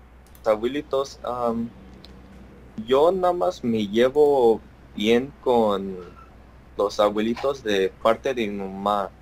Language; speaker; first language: Spanish; early bilingual, heritage; Spanish